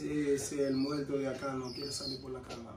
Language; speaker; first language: Spanish; non-native, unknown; Haitian Creole